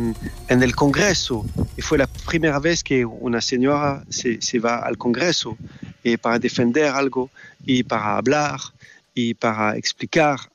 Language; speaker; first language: Spanish; non-native, fluent; French